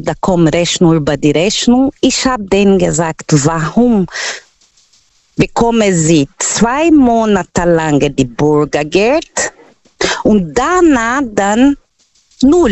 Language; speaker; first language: German; non-native, learner; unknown